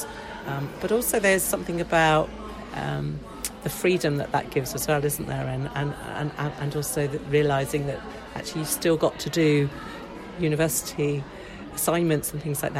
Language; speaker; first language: English; native; English